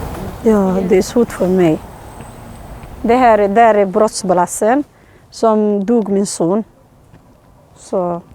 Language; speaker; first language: Swedish; non-native, learner; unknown